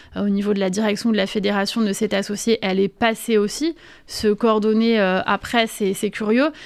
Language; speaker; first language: French; native; French